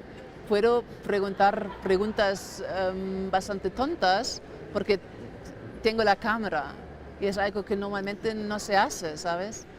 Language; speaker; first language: Spanish; non-native, fluent; German